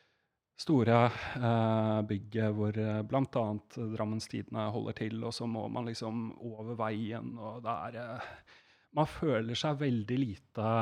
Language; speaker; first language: Norwegian; native; Norwegian